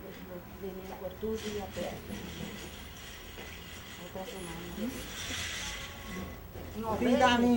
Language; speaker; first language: Spanish; non-native, local second language; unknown